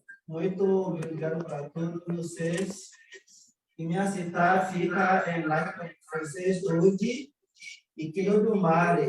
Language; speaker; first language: Portuguese; non-native, learner; Yoruba